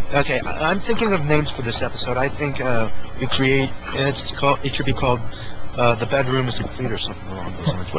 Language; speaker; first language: English; native; English